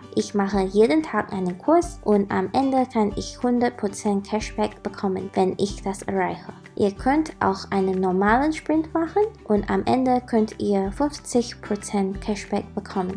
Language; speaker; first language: German; non-native, learner; English